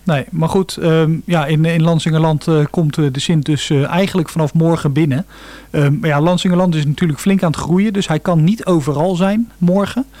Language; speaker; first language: Dutch; native; Dutch